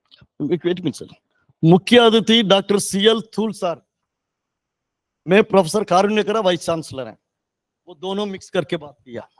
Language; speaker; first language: Hindi; non-native, local second language; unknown